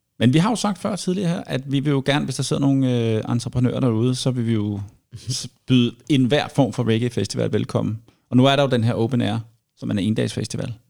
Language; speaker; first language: Danish; native; Danish